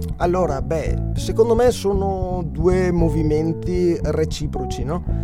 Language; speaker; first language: Italian; native; Italian